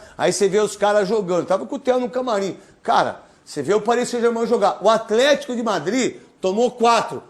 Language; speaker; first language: Portuguese; native; Portuguese